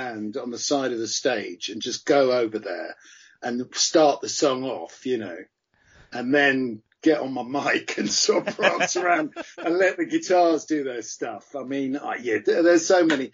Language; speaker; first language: English; native; English